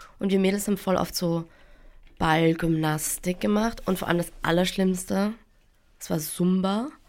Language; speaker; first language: German; native; German